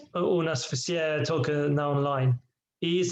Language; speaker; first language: Russian; non-native, learner; English